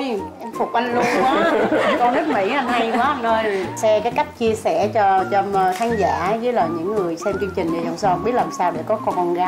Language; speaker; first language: Vietnamese; native; Vietnamese